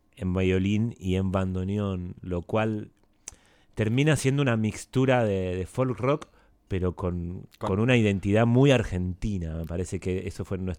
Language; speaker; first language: Spanish; native; Spanish